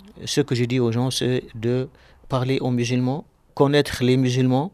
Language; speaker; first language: French; non-native, local second language; Arabic